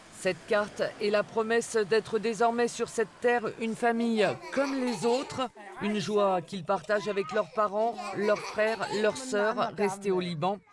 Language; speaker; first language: French; native; French